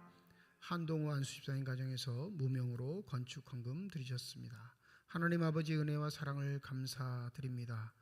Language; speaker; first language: Korean; native; Korean